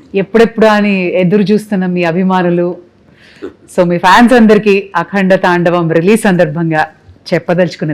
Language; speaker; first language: Telugu; native; Telugu